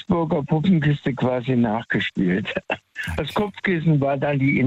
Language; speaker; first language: German; native; German